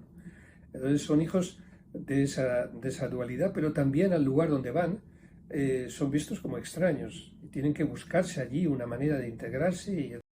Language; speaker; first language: Spanish; native; Spanish